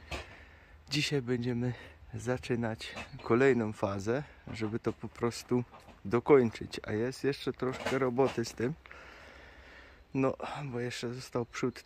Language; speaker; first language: Polish; native; Polish